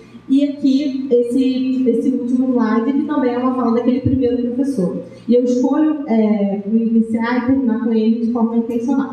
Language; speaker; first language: Portuguese; native; Portuguese